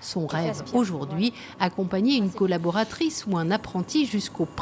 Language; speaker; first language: French; native; French